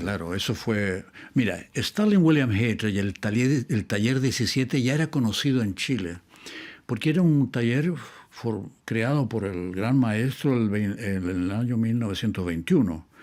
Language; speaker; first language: Spanish; native; Spanish